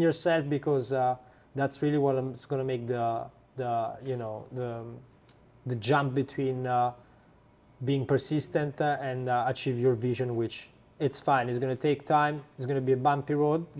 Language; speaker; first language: English; non-native, fluent; Italian